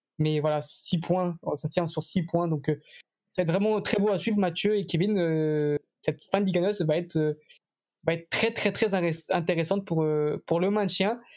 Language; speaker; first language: French; native; French